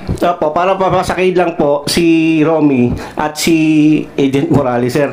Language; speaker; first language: Filipino; non-native, local second language; Cebuano